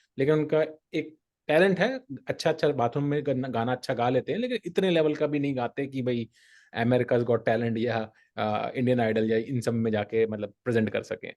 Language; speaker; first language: Hindi; native; Hindi